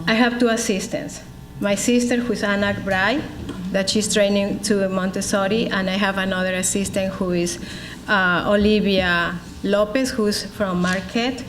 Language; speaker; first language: English; non-native, learner; Spanish